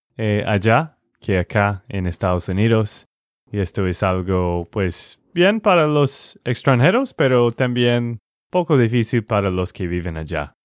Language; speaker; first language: Spanish; non-native, fluent; English